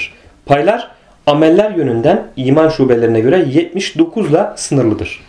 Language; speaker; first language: Turkish; native; Turkish